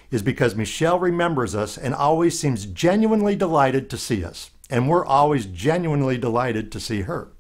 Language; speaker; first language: English; native; English